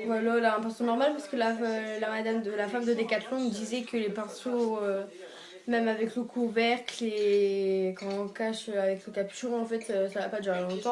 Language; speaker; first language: French; native; French